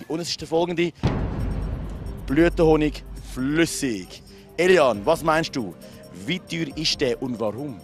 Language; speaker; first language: German; native; German